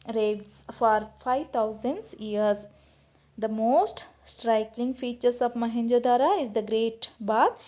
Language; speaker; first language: English; non-native, local second language; Kannada